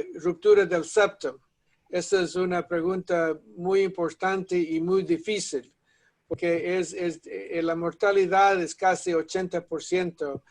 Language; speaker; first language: Spanish; early bilingual, heritage; Spanish